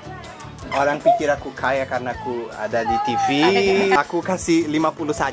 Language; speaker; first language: Indonesian; non-native, fluent; Portuguese